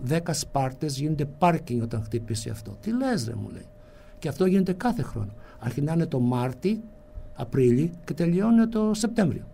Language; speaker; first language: Greek; early bilingual, heritage; Greek